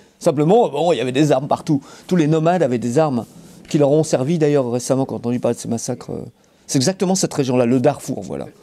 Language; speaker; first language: French; native; French